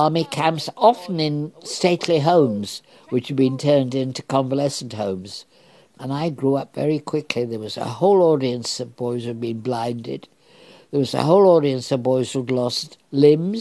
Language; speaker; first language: English; native; English